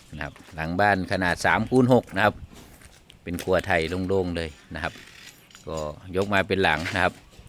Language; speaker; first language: Thai; native; Thai